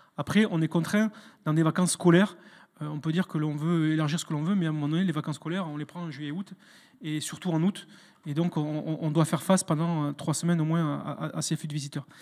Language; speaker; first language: French; native; French